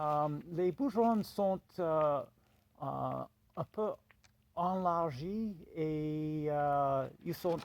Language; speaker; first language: French; non-native, fluent; English